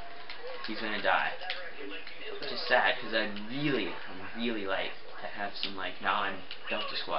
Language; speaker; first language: English; native; English